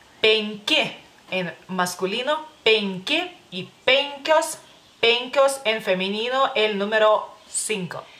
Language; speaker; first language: Spanish; non-native, fluent; Lithuanian